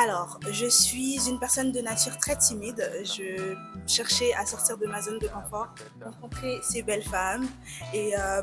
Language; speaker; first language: French; early bilingual, other home language; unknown